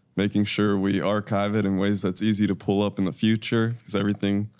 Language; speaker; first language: English; native; English